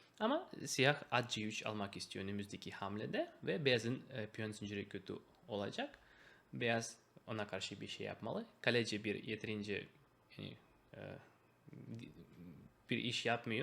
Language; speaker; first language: Turkish; non-native, fluent; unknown